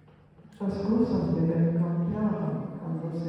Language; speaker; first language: Spanish; non-native, fluent; French